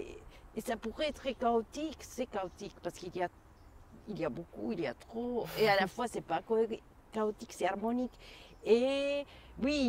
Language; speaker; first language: French; non-native, fluent; Spanish